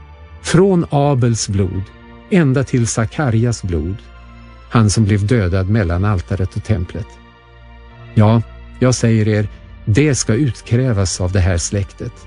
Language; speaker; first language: Swedish; native; Swedish